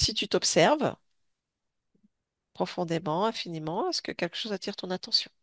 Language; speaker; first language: French; native; French